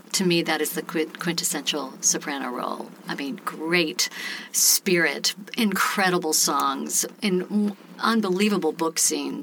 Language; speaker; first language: English; native; English